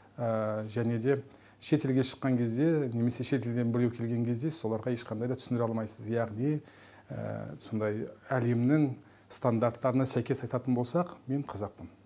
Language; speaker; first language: Kazakh; non-native, local second language; Turkish